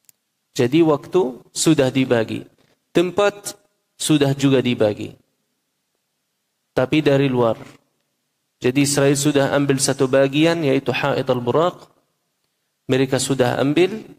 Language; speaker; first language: Indonesian; non-native, fluent; Arabic